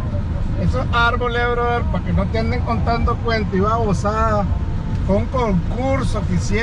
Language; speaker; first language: Spanish; native; Spanish